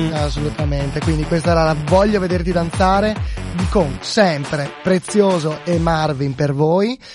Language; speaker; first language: Italian; native; Italian